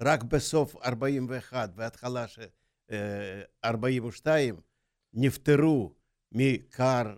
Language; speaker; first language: Hebrew; non-native, fluent; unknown